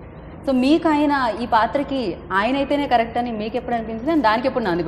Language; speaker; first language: Telugu; native; Telugu